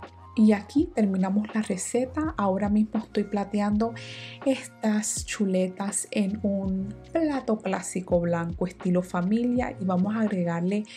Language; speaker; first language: Spanish; non-native, fluent; English